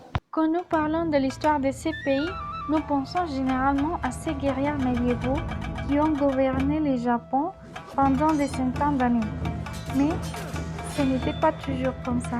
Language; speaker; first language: French; non-native, learner; Spanish